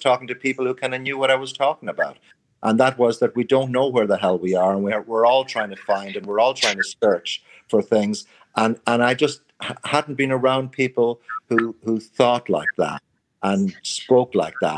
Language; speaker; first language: English; native; English